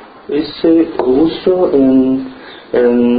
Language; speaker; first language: Spanish; non-native, learner; Chinese